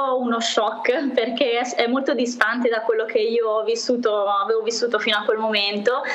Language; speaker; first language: Italian; native; Italian